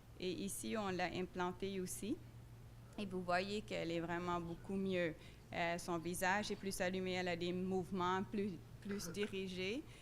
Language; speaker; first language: French; non-native, fluent; Dutch